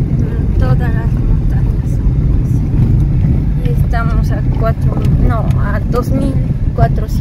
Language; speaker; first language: Spanish; non-native, learner; Russian